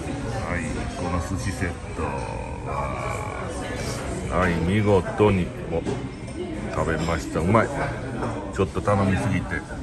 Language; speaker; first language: Japanese; native; Japanese